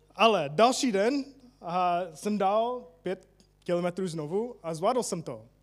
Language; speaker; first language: Czech; non-native, fluent; English